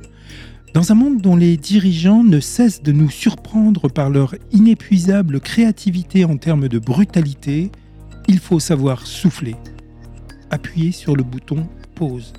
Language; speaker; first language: French; native; French